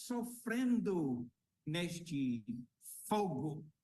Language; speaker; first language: Portuguese; non-native, fluent; English